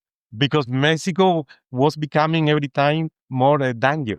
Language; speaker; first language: English; non-native, fluent; Spanish